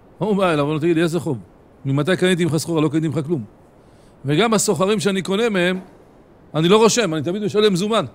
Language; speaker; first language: Hebrew; native; Hebrew